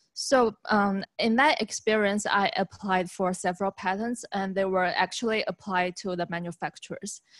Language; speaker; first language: English; non-native, fluent; Chinese